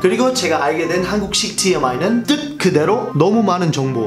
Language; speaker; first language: Korean; non-native, fluent; English